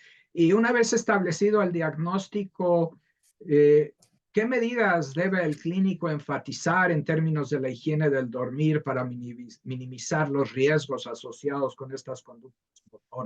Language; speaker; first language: Spanish; native; Spanish